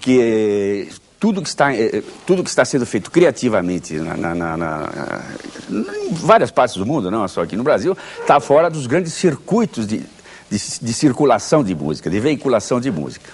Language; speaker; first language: Portuguese; native; Portuguese